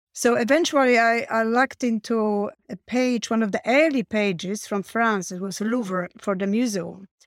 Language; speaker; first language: English; non-native, fluent; Polish